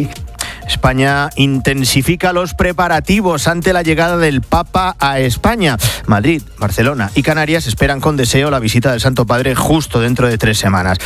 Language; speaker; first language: Spanish; native; Spanish